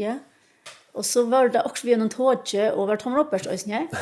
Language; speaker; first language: Danish; non-native, local second language; Faroese